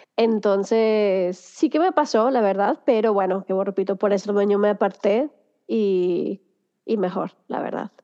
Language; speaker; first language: Spanish; early bilingual, heritage; Spanish